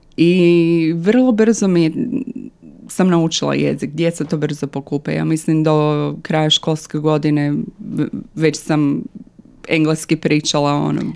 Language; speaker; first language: Croatian; early bilingual, other home language; English